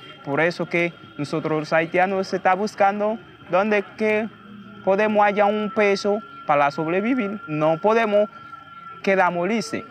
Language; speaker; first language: Spanish; non-native, fluent; Haitian Creole